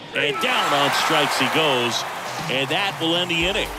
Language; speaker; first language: English; native; English